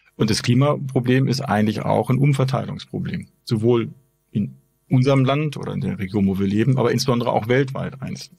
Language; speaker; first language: German; native; German